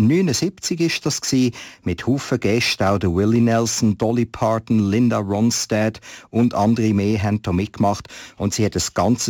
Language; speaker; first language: German; native; German